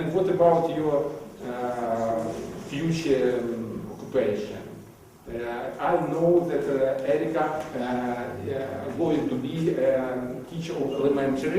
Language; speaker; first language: English; non-native, learner; Ukrainian